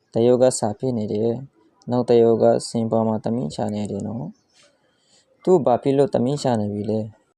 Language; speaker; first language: Burmese; non-native, local second language; Rohingya